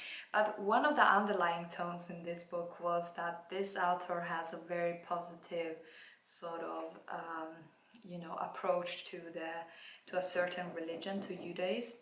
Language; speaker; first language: English; non-native, fluent; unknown